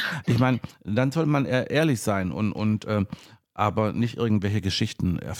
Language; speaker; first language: German; native; German